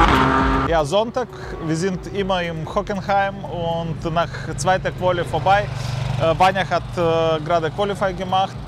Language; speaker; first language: German; non-native, learner; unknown